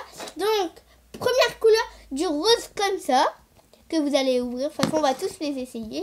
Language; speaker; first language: French; native; French